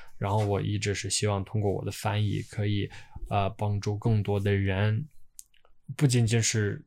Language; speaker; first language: Chinese; non-native, fluent; Ukrainian